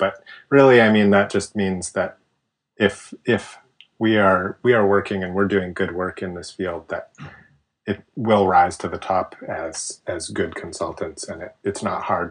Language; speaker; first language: English; native; English